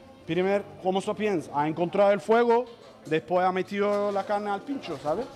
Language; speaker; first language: Spanish; non-native, learner; Turkish